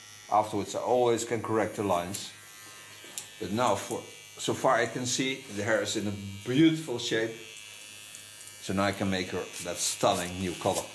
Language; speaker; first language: English; non-native, fluent; Dutch